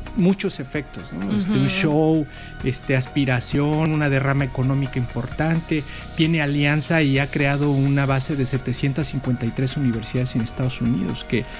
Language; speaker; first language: Spanish; native; Spanish